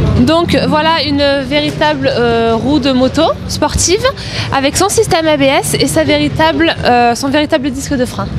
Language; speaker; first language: French; native; French